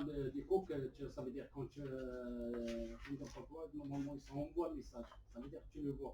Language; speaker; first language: French; non-native, learner; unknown